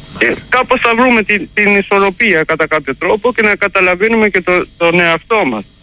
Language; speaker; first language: Greek; early bilingual, heritage; Greek